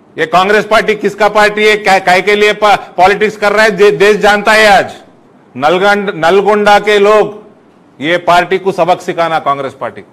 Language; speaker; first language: Hindi; non-native, local second language; Telugu